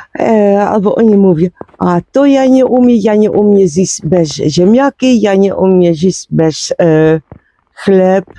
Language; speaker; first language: Polish; non-native, learner; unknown